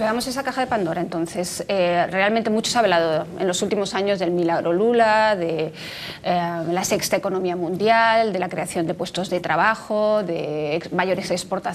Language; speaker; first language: Spanish; native; Spanish